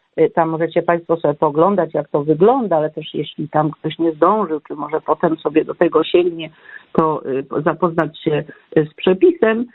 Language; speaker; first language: Polish; native; Polish